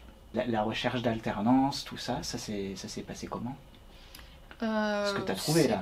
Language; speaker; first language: French; native; French